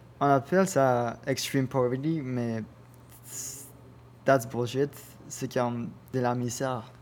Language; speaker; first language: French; non-native, learner; Spanish